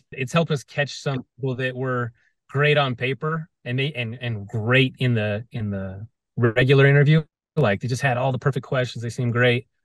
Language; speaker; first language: English; native; English